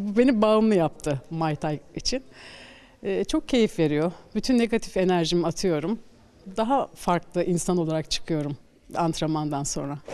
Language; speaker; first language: Turkish; native; Turkish